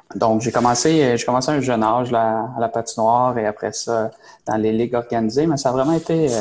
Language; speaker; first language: French; native; French